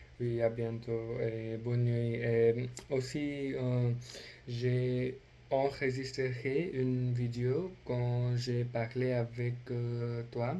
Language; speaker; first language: French; non-native, learner; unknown